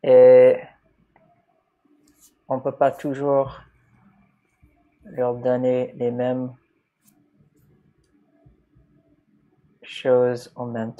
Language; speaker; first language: French; non-native, fluent; English